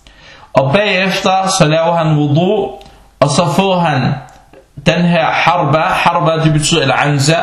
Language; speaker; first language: Danish; non-native, fluent; Arabic